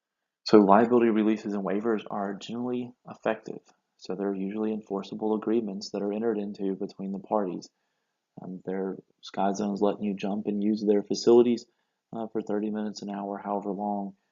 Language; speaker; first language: English; native; English